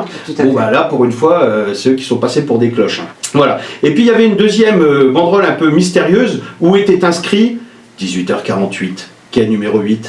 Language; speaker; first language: French; native; French